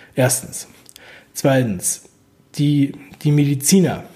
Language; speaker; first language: German; native; German